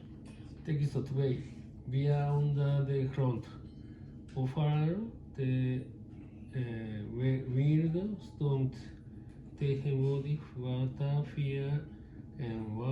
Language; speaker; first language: Dutch; non-native, learner; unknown